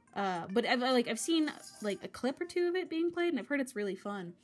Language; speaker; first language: English; native; English